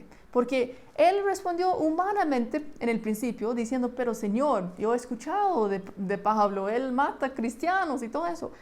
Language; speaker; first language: Spanish; non-native, fluent; English